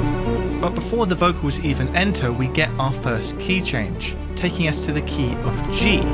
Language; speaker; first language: English; native; English